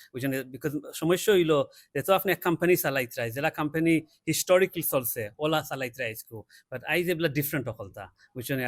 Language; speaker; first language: Bangla; early bilingual, heritage; Bangla